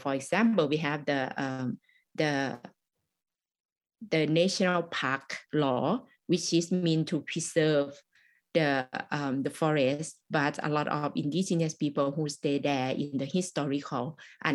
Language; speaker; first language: English; non-native, learner; Thai